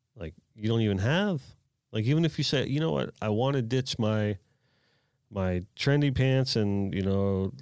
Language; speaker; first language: English; native; English